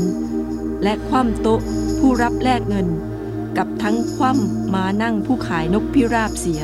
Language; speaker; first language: Thai; native; Thai